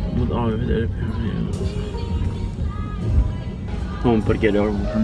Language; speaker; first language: Norwegian; early bilingual, other home language; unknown